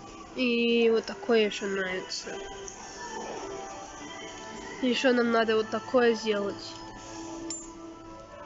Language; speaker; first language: Russian; early bilingual, heritage; Russian